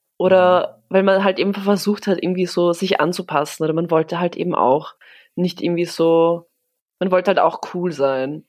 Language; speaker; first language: German; early bilingual, other home language; Polish